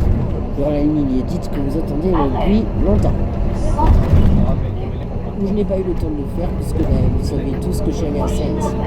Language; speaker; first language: French; native; French